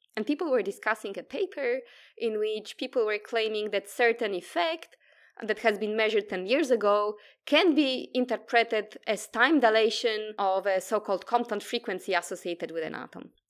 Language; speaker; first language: English; non-native, fluent; Polish